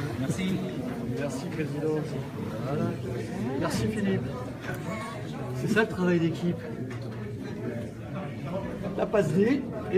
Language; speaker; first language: French; native; French